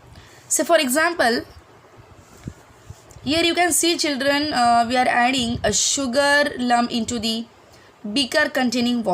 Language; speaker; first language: English; non-native, local second language; Hindi